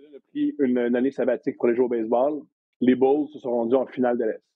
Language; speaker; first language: French; native; French